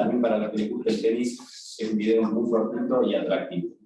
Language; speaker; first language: Spanish; native; Spanish